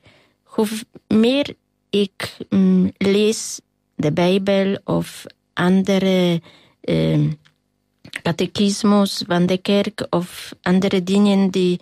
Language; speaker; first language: Dutch; non-native, fluent; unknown